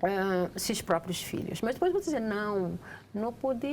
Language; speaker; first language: Portuguese; non-native, local second language; Kabuverdianu